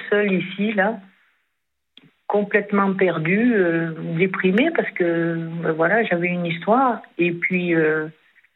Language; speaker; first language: French; native; French